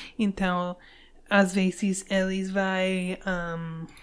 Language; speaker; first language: Portuguese; non-native, learner; English